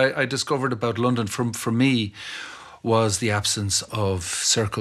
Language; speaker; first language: English; non-native, local second language; Irish